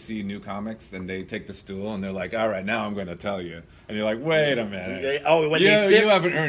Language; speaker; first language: English; native; English